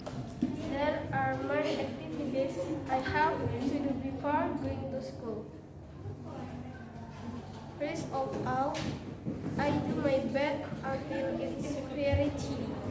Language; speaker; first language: English; non-native, learner; Indonesian